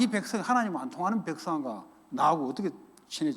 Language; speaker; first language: Korean; native; Korean